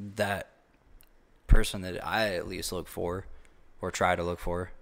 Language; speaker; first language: English; native; English